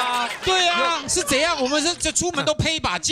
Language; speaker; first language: Chinese; native; Chinese